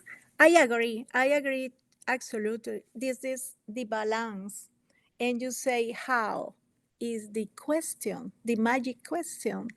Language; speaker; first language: English; non-native, learner; Spanish